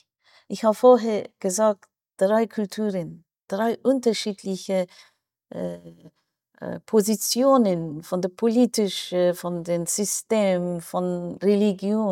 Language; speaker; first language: German; non-native, fluent; Persian